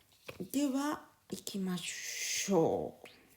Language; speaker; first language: Japanese; non-native, fluent; French